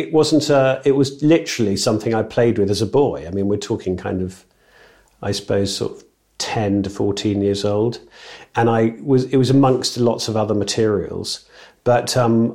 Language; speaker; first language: English; native; English